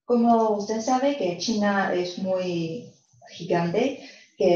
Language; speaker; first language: Spanish; non-native, fluent; Chinese